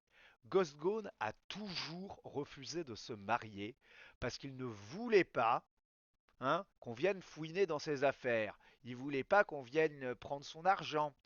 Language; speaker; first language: French; native; French